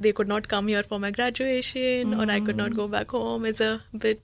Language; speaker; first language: English; non-native, local second language; Marathi